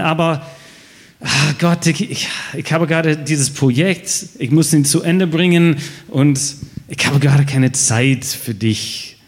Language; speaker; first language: German; non-native, fluent; English